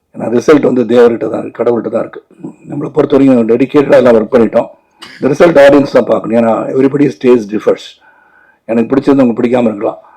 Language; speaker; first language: Tamil; native; Tamil